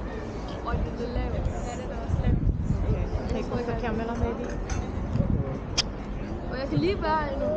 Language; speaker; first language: Danish; non-native, learner; Japanese